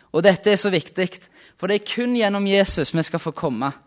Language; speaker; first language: Norwegian; native; Norwegian